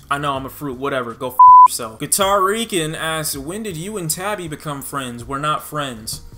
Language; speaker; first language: English; native; English